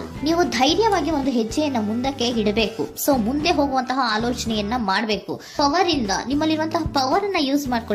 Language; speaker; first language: Kannada; native; Kannada